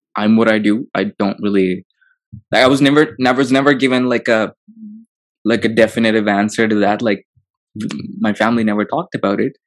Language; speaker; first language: English; non-native, local second language; Telugu